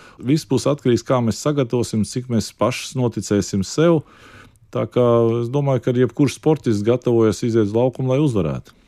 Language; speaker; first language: Latvian; native; Latvian